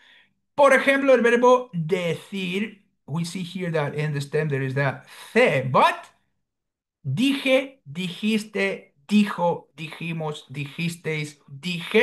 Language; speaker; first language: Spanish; non-native, fluent; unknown